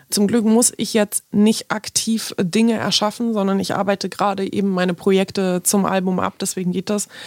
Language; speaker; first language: German; early bilingual, other home language; Polish